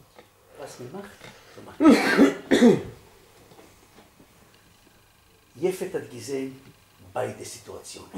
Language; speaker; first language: German; non-native, fluent; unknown